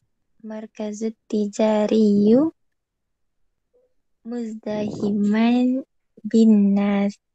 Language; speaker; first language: Arabic; non-native, learner; Malay